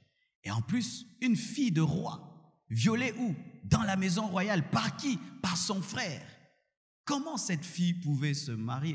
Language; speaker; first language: French; non-native, local second language; Lingala